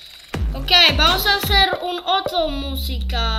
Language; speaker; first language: Spanish; early bilingual, heritage; English